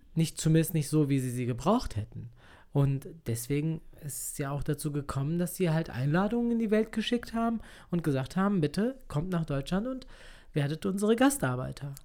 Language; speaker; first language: German; early bilingual, other home language; Turkish